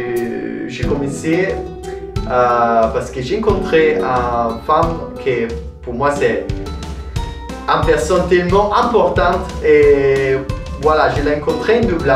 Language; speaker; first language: French; non-native, learner; Italian